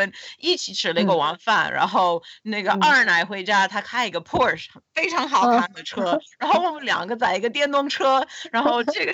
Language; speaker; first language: Chinese; non-native, fluent; English